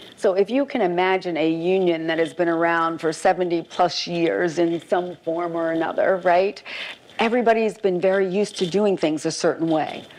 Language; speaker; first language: English; native; English